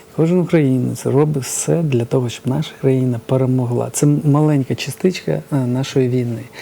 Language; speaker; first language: Ukrainian; early bilingual, other home language; Georgian